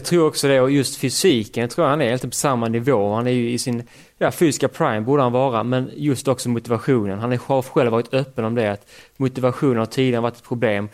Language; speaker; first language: Swedish; native; Swedish